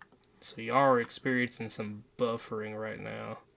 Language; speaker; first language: English; native; English